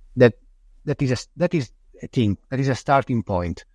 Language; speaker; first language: English; non-native, fluent; Italian